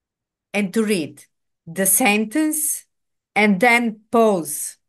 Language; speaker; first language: English; non-native, fluent; Serbian